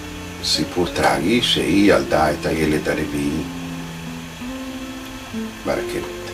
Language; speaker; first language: Hebrew; non-native, fluent; Italian